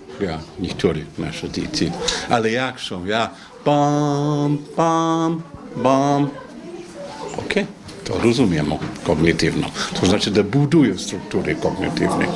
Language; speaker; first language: Polish; non-native, learner; English